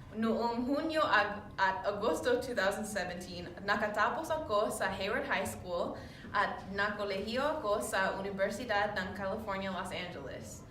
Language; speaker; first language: Filipino; early bilingual, heritage; English